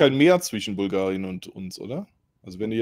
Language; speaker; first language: German; native; German